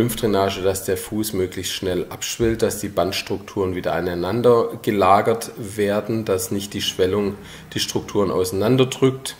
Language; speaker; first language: German; native; German